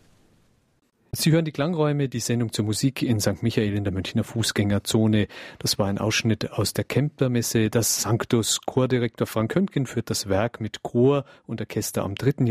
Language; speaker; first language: German; native; German